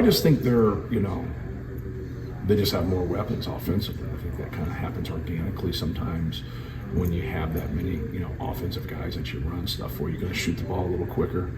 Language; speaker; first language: English; native; English